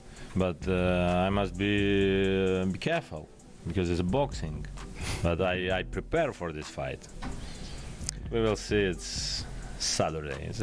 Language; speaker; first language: English; non-native, learner; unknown